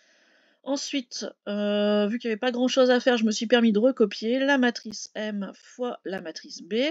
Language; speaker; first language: French; native; French